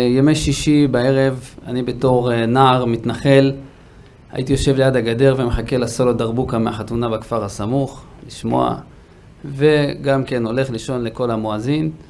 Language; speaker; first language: Hebrew; native; Hebrew